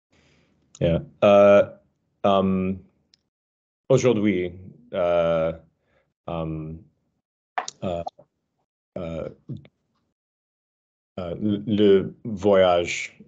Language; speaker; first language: French; non-native, learner; English